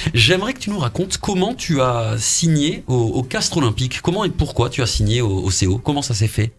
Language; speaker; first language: French; native; French